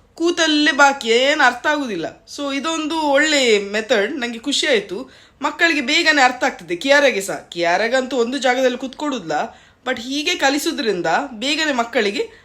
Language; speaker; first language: Kannada; native; Kannada